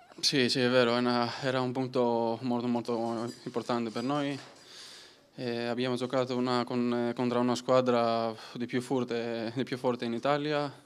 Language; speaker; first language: Italian; non-native, learner; Greek